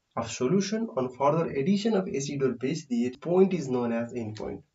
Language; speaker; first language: English; non-native, local second language; Nepali